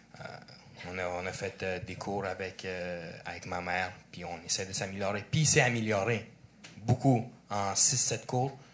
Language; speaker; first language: French; early bilingual, other home language; Russian